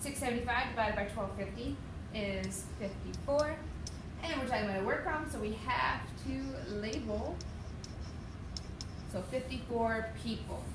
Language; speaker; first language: English; native; English